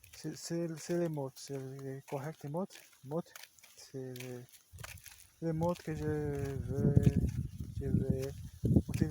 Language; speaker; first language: French; non-native, learner; Portuguese